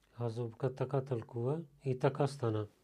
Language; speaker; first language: Bulgarian; non-native, learner; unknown